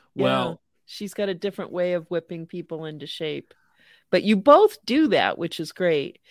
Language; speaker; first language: English; native; English